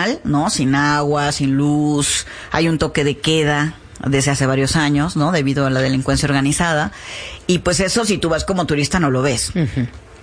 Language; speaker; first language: Spanish; native; Spanish